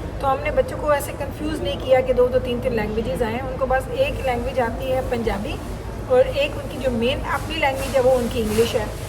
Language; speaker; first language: Urdu; non-native, local second language; Punjabi